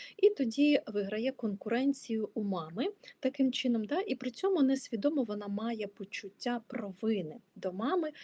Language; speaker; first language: Ukrainian; non-native, local second language; Russian